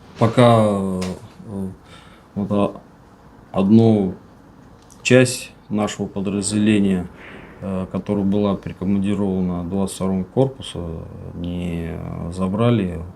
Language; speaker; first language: Russian; native; Russian